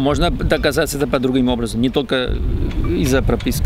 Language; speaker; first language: Russian; non-native, learner; Spanish